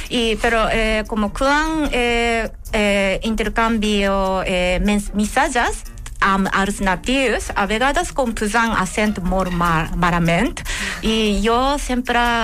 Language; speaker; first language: Catalan; non-native, learner; Japanese